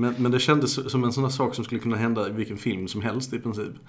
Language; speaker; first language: Swedish; native; Swedish